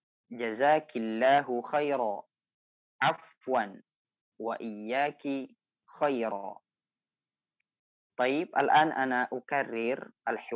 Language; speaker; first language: Arabic; non-native, fluent; Indonesian